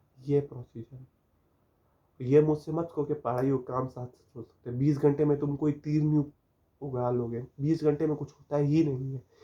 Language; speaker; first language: Urdu; non-native, local second language; Punjabi